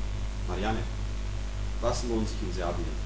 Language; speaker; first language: German; non-native, fluent; Serbian